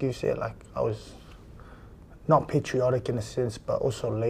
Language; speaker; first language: English; non-native, fluent; Samoan